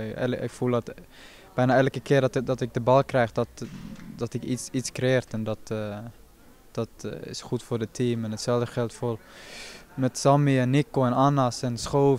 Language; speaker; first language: Dutch; non-native, fluent; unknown